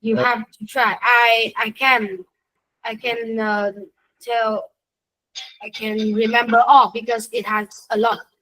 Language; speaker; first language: English; non-native, learner; Vietnamese